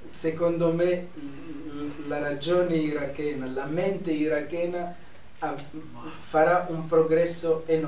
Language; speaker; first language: Italian; non-native, fluent; Arabic